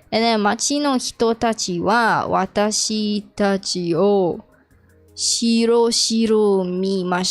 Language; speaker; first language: Japanese; non-native, learner; English